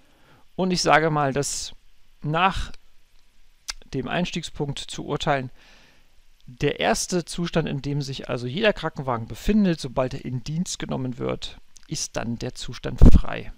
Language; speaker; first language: German; native; German